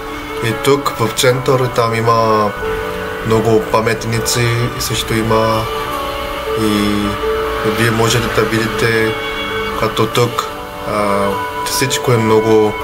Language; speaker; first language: Bulgarian; non-native, learner; Korean